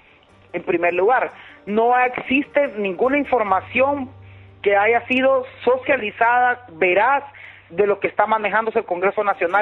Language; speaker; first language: Spanish; native; Spanish